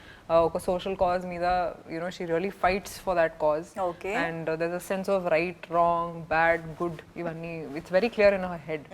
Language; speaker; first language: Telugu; non-native, fluent; Hindi